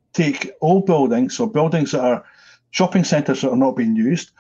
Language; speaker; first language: English; native; English